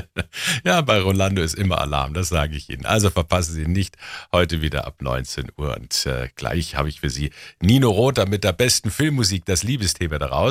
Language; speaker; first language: German; native; German